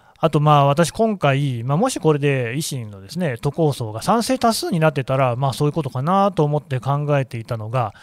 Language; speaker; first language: Japanese; native; Japanese